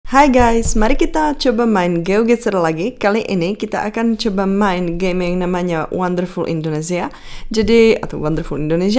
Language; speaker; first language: Indonesian; non-native, fluent; Czech